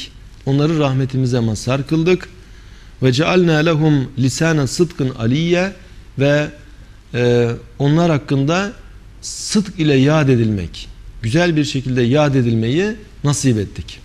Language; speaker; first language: Turkish; native; Turkish